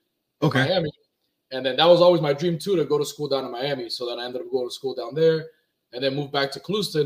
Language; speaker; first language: English; early bilingual, other home language; Spanish